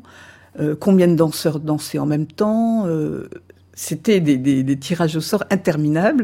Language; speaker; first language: French; native; French